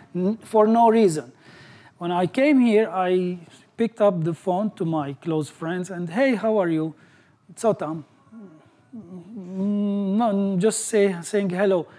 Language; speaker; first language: English; non-native, fluent; Arabic